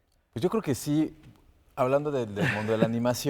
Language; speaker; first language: Spanish; native; Spanish